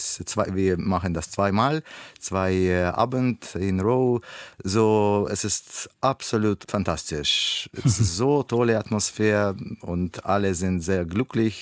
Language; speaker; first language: German; non-native, learner; Russian